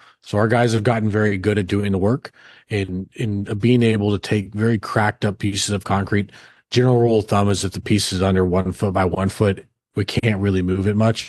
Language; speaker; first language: English; native; English